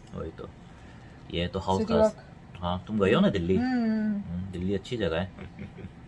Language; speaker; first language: Hindi; non-native, fluent; Korean